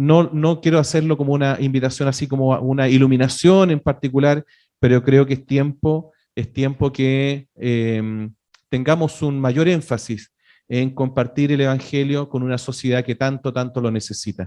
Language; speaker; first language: Spanish; native; Spanish